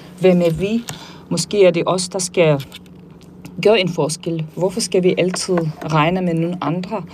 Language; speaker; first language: Danish; non-native, fluent; Armenian